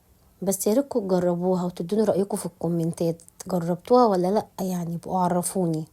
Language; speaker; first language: Arabic; native; Arabic